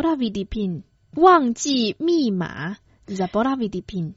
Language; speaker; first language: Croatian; non-native, fluent; Chinese